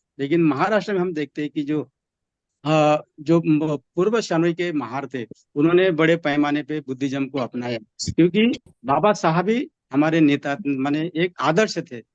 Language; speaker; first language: Hindi; non-native, local second language; Marathi